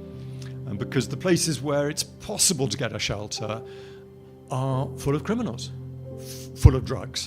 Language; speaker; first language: English; native; English